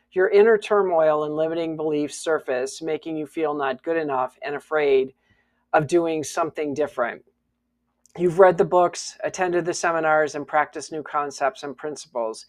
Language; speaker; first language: English; native; English